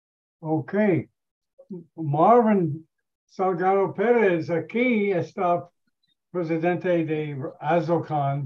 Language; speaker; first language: Spanish; non-native, learner; English